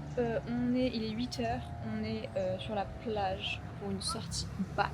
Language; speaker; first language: French; native; French